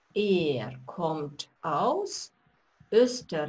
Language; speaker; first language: German; non-native, fluent; Russian